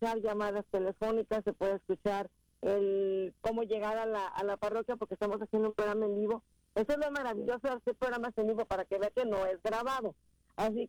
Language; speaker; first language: Spanish; native; Spanish